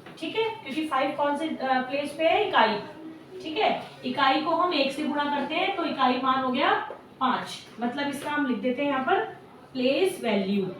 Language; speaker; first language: Hindi; native; Hindi